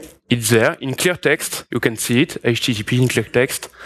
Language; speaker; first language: English; non-native, fluent; French